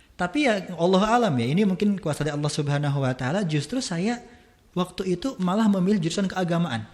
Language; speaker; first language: Indonesian; non-native, local second language; Sundanese